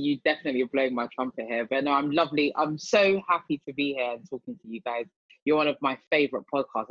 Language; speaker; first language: English; native; English